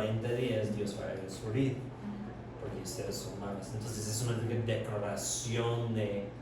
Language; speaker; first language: Spanish; non-native, learner; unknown